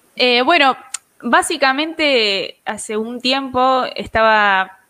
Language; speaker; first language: Spanish; native; Spanish